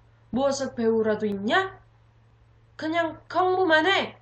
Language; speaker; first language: Korean; non-native, learner; Indonesian